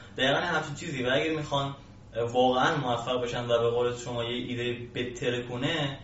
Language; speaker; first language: Persian; native; Persian